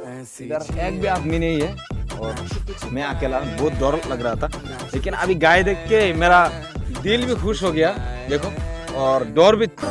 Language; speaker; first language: Hindi; non-native, local second language; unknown